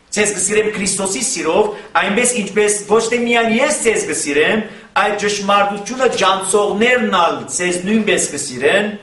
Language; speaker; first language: Armenian; native; Armenian